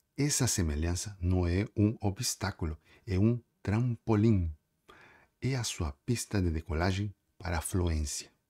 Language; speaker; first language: Portuguese; non-native, fluent; Spanish